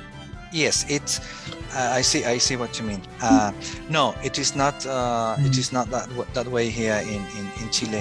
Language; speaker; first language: English; non-native, fluent; Spanish